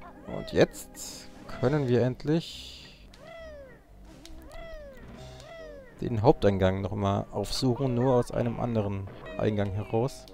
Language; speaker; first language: German; native; German